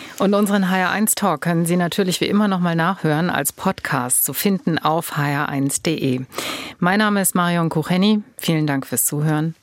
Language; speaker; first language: German; native; German